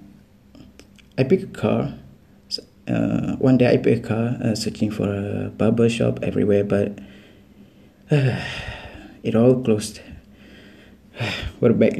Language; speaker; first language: English; non-native, local second language; Malay